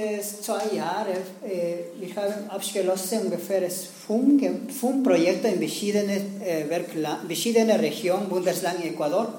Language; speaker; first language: German; non-native, learner; Spanish